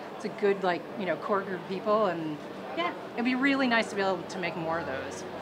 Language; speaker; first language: English; native; English